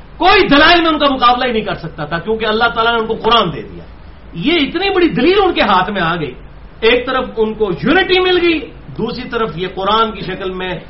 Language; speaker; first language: Urdu; non-native, local second language; Punjabi